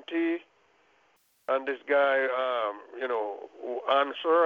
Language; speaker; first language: English; non-native, local second language; Jamaican Creole English